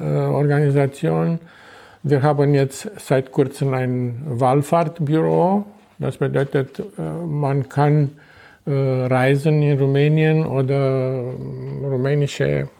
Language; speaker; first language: German; non-native, fluent; Romanian